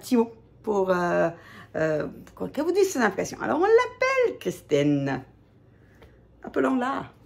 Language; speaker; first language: French; native; French